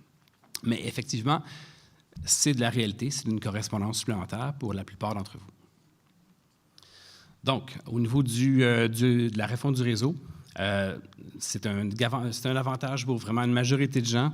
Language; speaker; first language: French; native; French